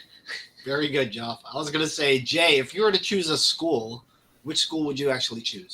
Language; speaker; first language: English; native; English